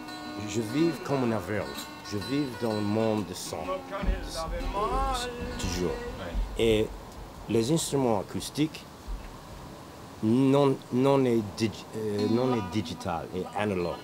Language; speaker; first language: French; non-native, learner; English